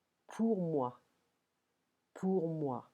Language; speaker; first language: French; non-native, fluent; English